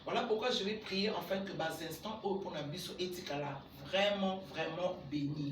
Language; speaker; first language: French; non-native, local second language; Lingala